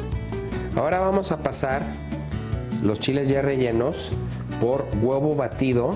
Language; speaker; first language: Spanish; native; Spanish